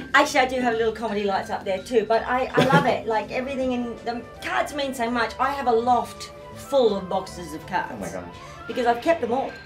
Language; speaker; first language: English; native; English